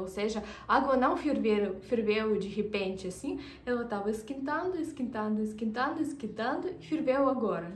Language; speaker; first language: Portuguese; non-native, fluent; Russian